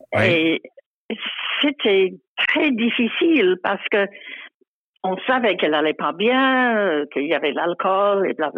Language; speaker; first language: French; non-native, fluent; English